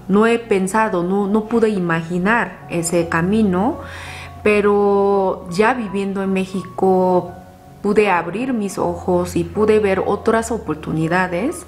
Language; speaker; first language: Spanish; non-native, fluent; Korean